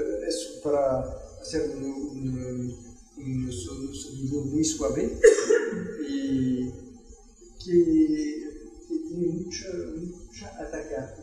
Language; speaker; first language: Spanish; non-native, learner; French